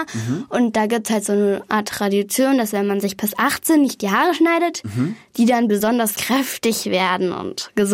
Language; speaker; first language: German; native; German